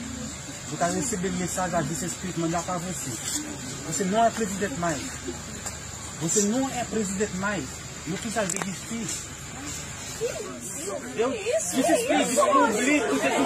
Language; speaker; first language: Portuguese; non-native, learner; Haitian Creole